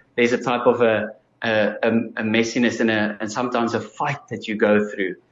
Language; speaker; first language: English; non-native, local second language; Afrikaans